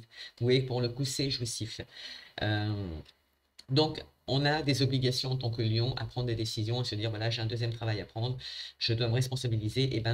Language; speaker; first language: French; native; French